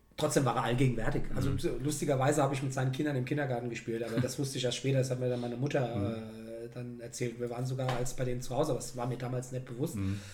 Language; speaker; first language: German; native; German